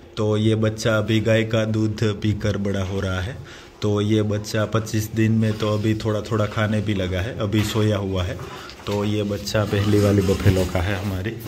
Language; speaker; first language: Hindi; non-native, local second language; Gujarati